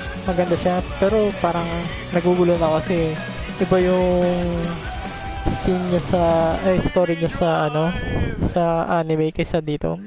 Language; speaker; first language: Filipino; native; Filipino